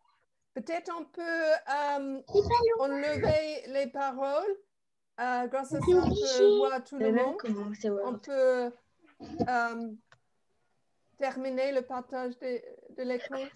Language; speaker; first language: French; non-native, fluent; English